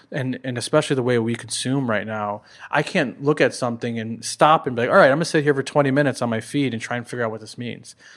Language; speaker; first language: English; native; English